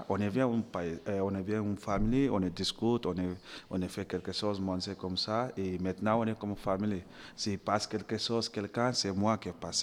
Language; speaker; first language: French; non-native, learner; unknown